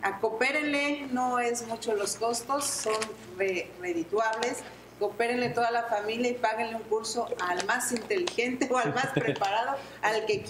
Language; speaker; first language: Spanish; native; Spanish